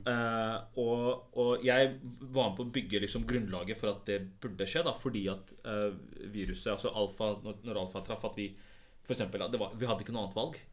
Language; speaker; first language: Norwegian; early bilingual, other home language; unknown